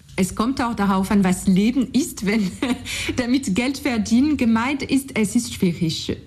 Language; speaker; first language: German; non-native, fluent; French